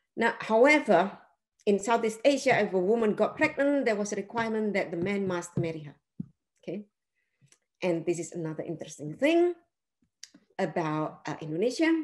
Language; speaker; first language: English; non-native, fluent; Indonesian